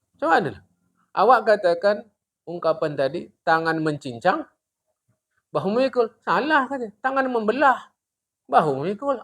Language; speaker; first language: Malay; non-native, local second language; Indonesian